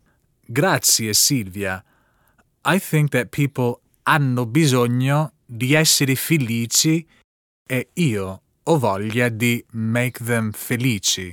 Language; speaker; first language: Italian; non-native, learner; English